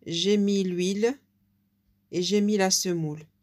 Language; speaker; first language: French; non-native, local second language; Arabic